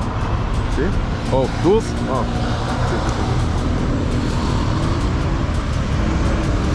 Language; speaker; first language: Spanish; non-native, learner; English